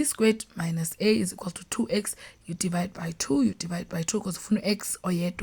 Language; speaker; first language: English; non-native, local second language; Xhosa